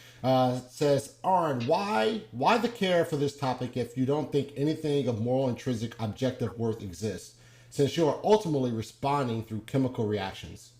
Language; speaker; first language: English; native; English